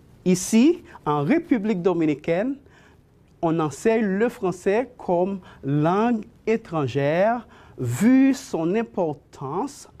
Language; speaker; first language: French; non-native, fluent; Spanish